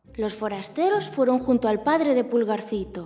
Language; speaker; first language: Spanish; native; Spanish